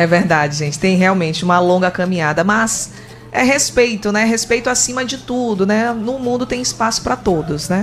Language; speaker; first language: Portuguese; native; Portuguese